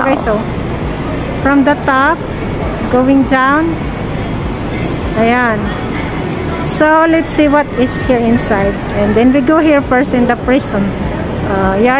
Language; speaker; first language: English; non-native, local second language; Filipino